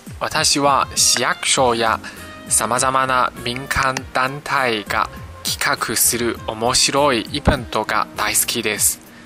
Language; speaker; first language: Japanese; non-native, fluent; Chinese